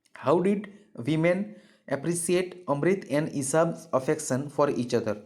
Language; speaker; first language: English; non-native, local second language; Gujarati